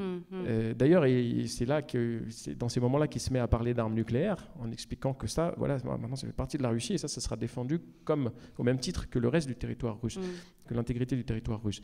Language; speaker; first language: French; native; French